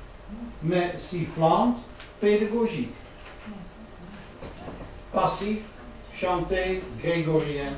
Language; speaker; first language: French; non-native, learner; Dutch